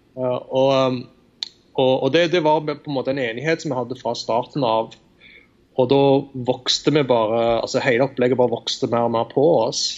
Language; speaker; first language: Norwegian; early bilingual, other home language; Tamil